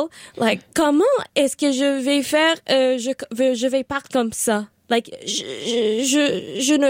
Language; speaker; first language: French; non-native, learner; Spanish